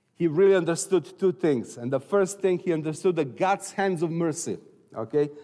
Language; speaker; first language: English; non-native, fluent; Serbian